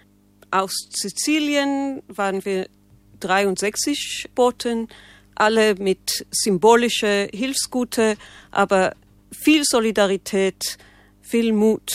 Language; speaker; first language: German; non-native, fluent; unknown